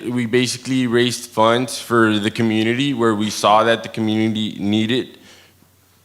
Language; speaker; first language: English; early bilingual, other home language; Spanish